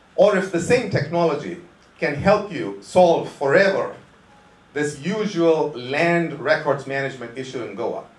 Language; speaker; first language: English; non-native, local second language; Konkani